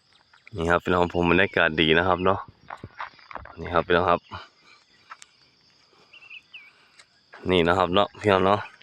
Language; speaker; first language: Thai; non-native, local second language; Northeastern Thai